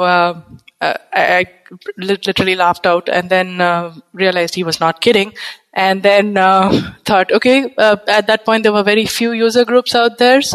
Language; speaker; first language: English; non-native, local second language; Bangla